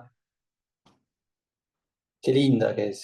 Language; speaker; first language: Spanish; native; Spanish